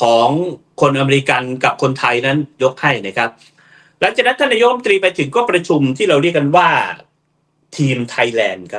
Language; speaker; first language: Thai; native; Thai